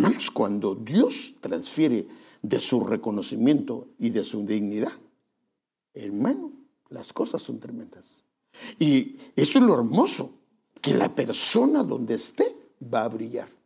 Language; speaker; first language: Spanish; native; Spanish